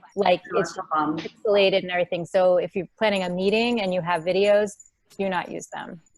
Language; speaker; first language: English; native; English